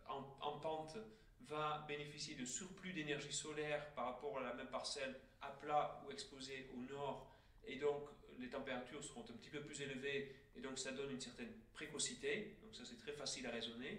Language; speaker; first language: French; native; French